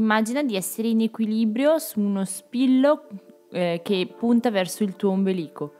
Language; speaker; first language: Italian; native; Italian